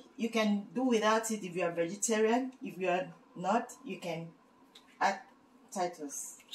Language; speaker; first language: English; non-native, local second language; Igbo